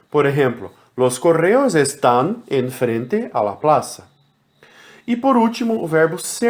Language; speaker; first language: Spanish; non-native, fluent; Portuguese